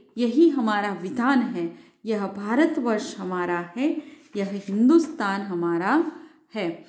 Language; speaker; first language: Hindi; non-native, local second language; Gujarati